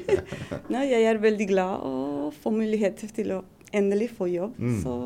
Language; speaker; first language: Norwegian; non-native, fluent; Spanish